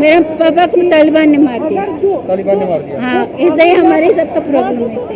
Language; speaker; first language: Hindi; non-native, learner; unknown